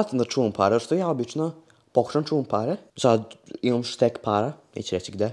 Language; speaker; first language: Serbian; early bilingual, heritage; Serbian